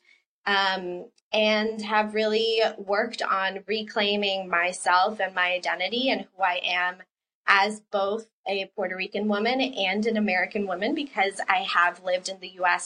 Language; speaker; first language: English; early bilingual, other home language; Spanish